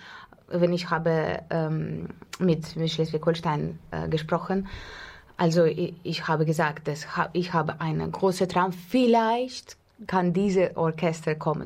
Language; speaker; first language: German; non-native, fluent; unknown